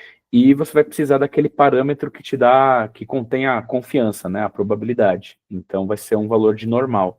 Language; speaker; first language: Portuguese; native; Portuguese